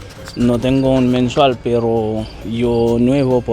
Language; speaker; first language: Spanish; non-native, learner; Haitian Creole